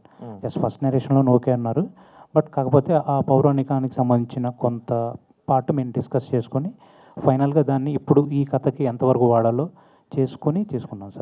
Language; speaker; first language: Telugu; native; Telugu